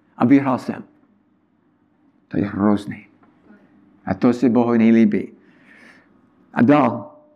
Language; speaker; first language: Czech; non-native, learner; English